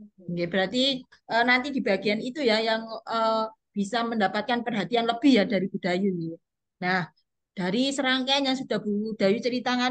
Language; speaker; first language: Indonesian; native; Indonesian